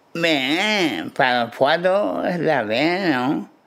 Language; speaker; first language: Spanish; native; Spanish